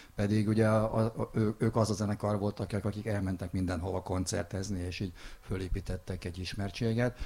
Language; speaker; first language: Hungarian; native; Hungarian